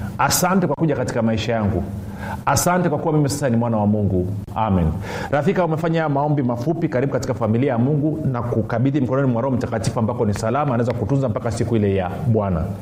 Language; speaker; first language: Swahili; native; Swahili